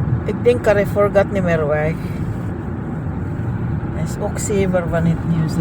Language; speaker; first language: Dutch; non-native, learner; Filipino